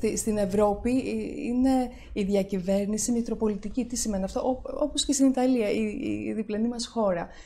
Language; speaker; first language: Greek; early bilingual, heritage; Swedish